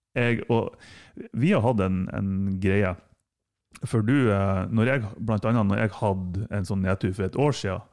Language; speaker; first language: Norwegian; non-native, fluent; German